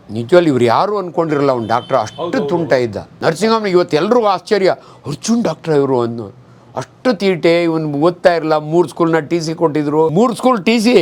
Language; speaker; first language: Kannada; native; Kannada